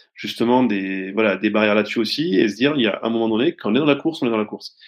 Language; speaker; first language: French; native; French